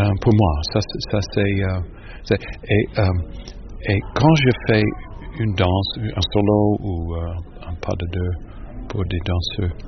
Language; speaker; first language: French; non-native, learner; English